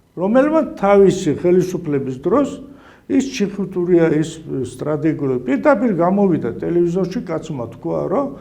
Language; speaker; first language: Georgian; non-native, local second language; Azerbaijani